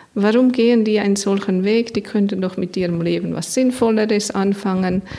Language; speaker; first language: German; native; German